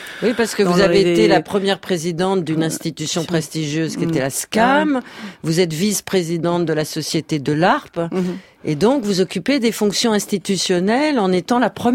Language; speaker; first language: French; native; French